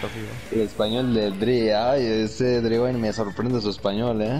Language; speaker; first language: Spanish; native; Spanish